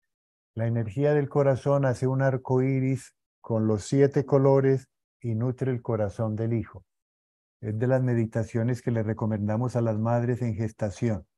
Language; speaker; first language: Spanish; native; Spanish